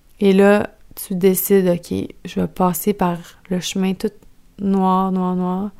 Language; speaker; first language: French; native; French